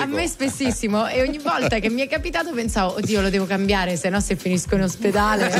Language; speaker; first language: Italian; native; Italian